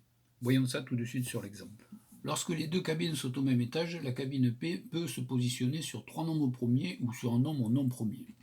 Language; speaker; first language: French; native; French